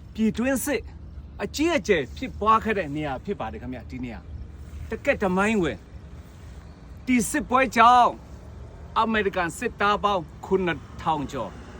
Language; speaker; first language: Burmese; non-native, local second language; Shan